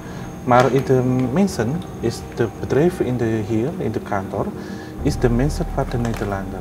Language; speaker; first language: Dutch; non-native, learner; Indonesian